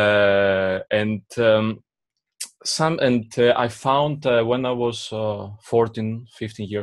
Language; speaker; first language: English; non-native, fluent; Greek